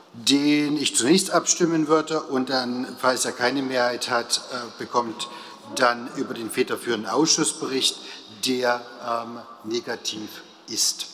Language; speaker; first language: German; native; German